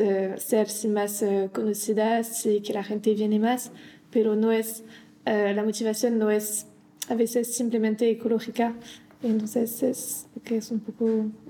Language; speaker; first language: Spanish; non-native, learner; French